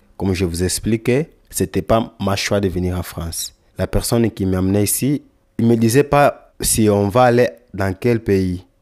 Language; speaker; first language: French; non-native, learner; Lingala